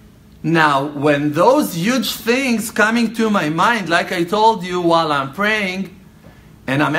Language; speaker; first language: English; non-native, fluent; Hebrew